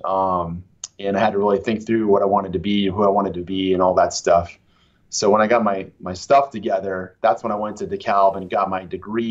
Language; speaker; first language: English; native; English